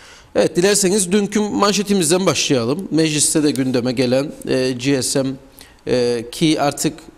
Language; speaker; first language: Turkish; native; Turkish